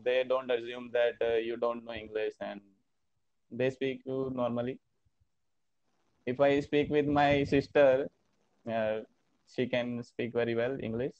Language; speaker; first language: English; non-native, learner; Hindi